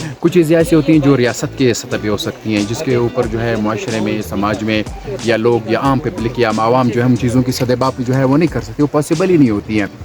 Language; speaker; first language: Urdu; non-native, local second language; Pashto